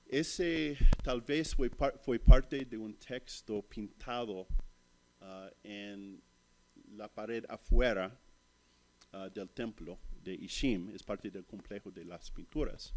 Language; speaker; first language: Spanish; non-native, fluent; English